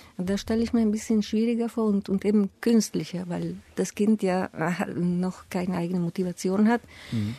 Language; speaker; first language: German; native; German